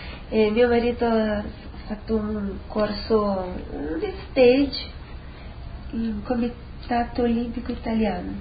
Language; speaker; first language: Italian; non-native, learner; Portuguese